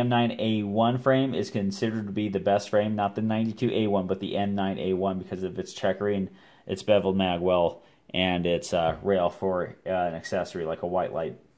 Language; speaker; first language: English; native; English